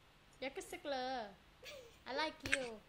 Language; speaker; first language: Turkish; non-native, learner; Indonesian